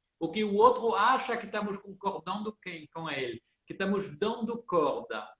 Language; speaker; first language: Portuguese; early bilingual, heritage; Portuguese